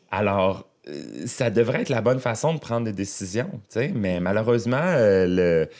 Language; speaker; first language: French; native; French